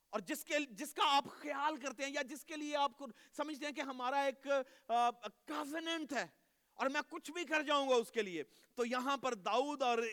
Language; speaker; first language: Urdu; native; Urdu